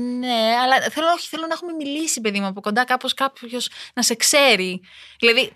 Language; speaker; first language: Greek; early bilingual, other home language; Albanian